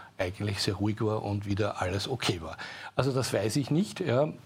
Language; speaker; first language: German; native; German